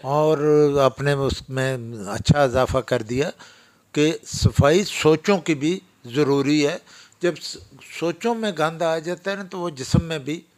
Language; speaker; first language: Urdu; non-native, local second language; Pahari-Potwari